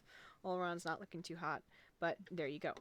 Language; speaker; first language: English; native; English